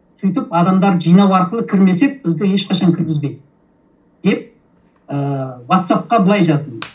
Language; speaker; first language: Kazakh; early bilingual, heritage; Kazakh